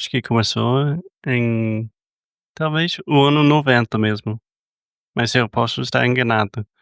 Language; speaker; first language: Portuguese; non-native, fluent; English